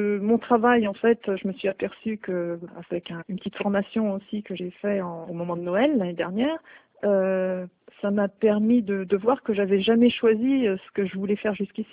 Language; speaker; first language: French; native; French